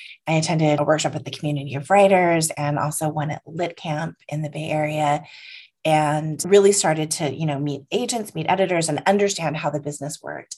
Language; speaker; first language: English; native; English